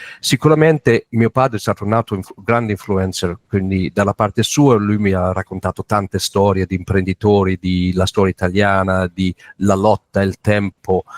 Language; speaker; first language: Italian; non-native, fluent; English